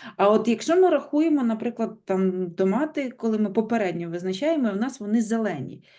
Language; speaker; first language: Ukrainian; native; Ukrainian